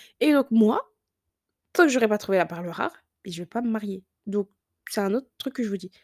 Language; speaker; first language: French; early bilingual, other home language; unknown